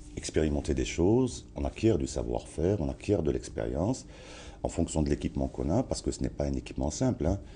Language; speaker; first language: French; non-native, local second language; Arabic